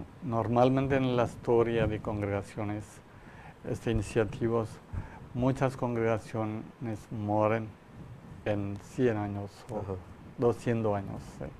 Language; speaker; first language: Spanish; non-native, learner; Malayalam